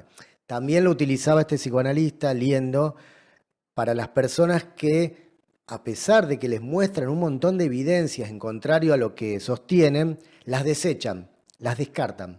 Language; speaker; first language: Spanish; native; Spanish